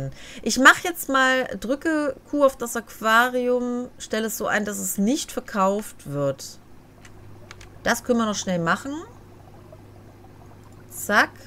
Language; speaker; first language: German; native; German